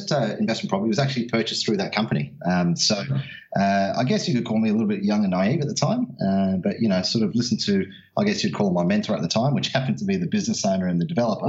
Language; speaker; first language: English; native; English